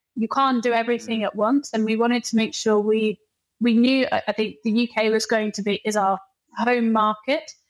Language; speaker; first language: English; native; English